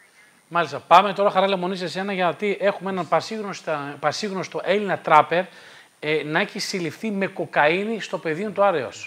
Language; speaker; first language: Greek; native; Greek